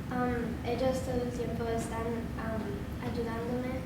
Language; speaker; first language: Spanish; non-native, learner; English